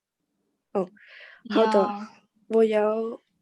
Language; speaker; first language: Chinese; non-native, learner; English